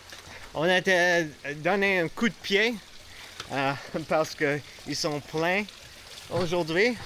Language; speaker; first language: French; non-native, learner; English